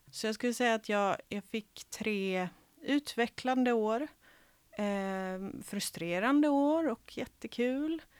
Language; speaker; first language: Swedish; early bilingual, other home language; Serbian